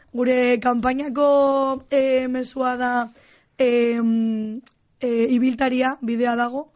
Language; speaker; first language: Basque; non-native, local second language; Spanish